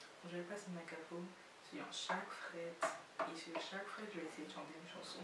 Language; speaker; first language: French; native; French